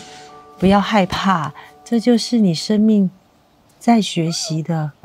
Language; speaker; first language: Chinese; native; Chinese